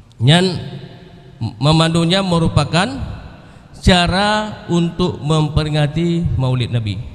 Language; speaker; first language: Malay; non-native, local second language; Achinese